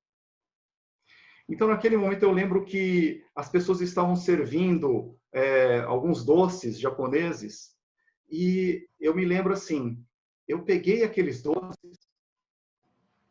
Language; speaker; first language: Portuguese; native; Portuguese